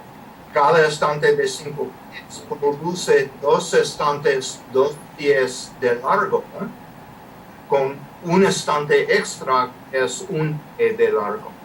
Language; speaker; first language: Spanish; non-native, fluent; English